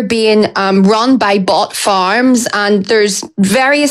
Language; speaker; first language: English; native; English